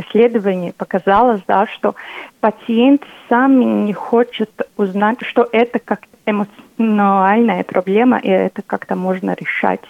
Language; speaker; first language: Russian; non-native, local second language; Latvian